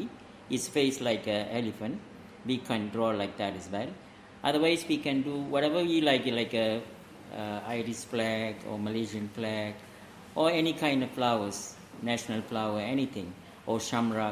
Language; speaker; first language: English; non-native, local second language; Tamil